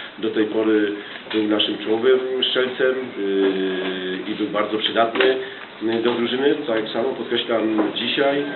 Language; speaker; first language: Polish; native; Polish